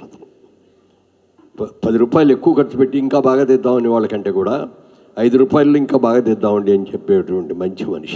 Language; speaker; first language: Telugu; native; Telugu